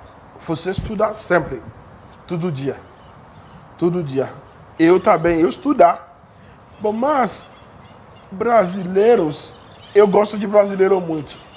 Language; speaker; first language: Portuguese; non-native, learner; Yoruba